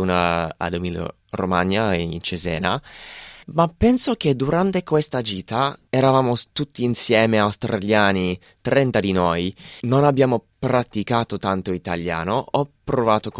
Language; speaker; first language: Italian; non-native, fluent; English